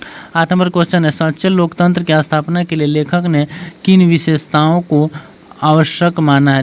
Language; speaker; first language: Hindi; native; Hindi